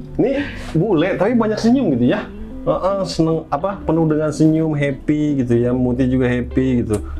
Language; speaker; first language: Indonesian; native; Indonesian